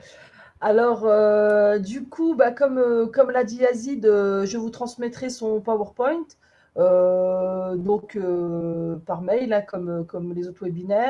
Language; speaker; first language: French; native; French